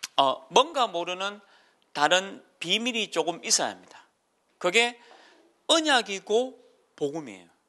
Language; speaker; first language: Korean; native; Korean